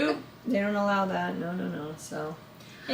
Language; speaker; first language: English; native; English